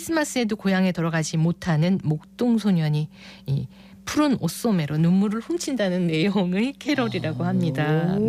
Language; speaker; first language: Korean; native; Korean